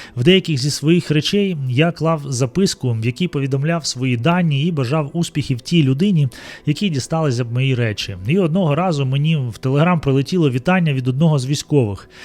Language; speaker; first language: Ukrainian; non-native, local second language; Russian